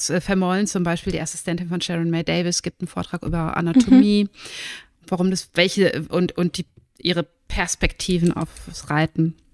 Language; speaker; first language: German; native; German